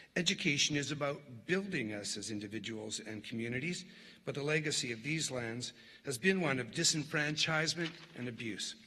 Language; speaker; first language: English; native; English